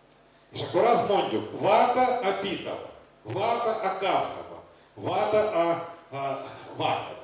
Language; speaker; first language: Hungarian; non-native, learner; Russian